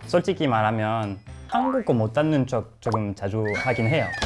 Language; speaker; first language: Korean; non-native, fluent; French